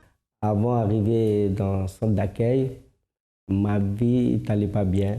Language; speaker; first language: French; non-native, fluent; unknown